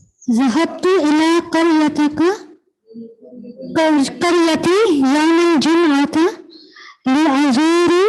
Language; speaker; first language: Arabic; non-native, learner; Urdu